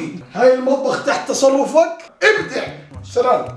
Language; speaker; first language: Arabic; native; Arabic